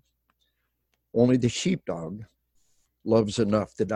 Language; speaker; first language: English; native; English